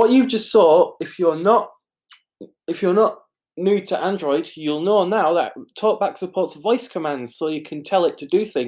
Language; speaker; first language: English; native; English